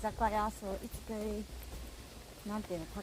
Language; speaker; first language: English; non-native, learner; Japanese